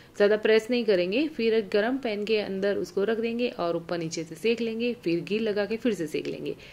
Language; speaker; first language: Hindi; native; Hindi